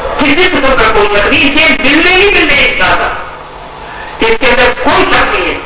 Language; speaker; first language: Urdu; non-native, local second language; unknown